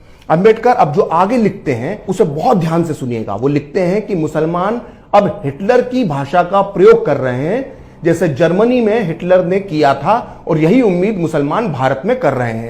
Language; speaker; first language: Hindi; native; Hindi